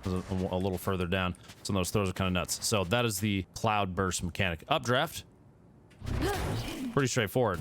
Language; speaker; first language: English; native; English